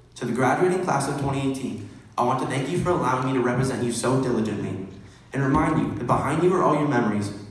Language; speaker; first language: English; native; English